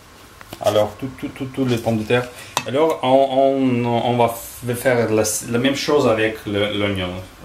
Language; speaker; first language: French; non-native, learner; Russian